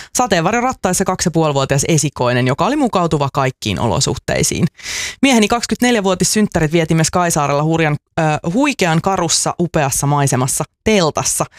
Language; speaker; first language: Finnish; native; Finnish